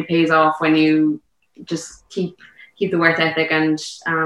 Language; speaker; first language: English; native; English